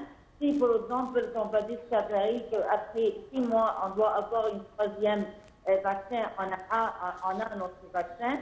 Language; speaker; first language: French; non-native, fluent; Arabic